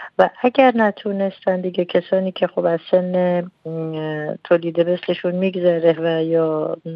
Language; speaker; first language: Persian; non-native, local second language; Armenian